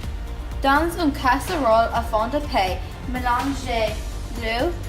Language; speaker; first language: French; non-native, learner; English